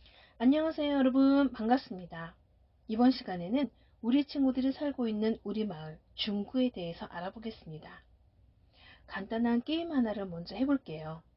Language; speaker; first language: Korean; native; Korean